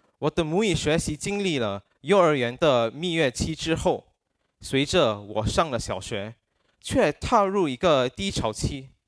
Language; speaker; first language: Chinese; non-native, local second language; English